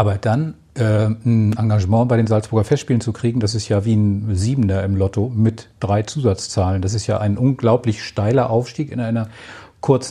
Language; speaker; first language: German; native; German